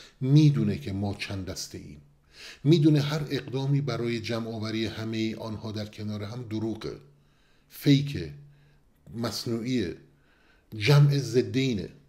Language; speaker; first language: Persian; non-native, local second language; Kurdish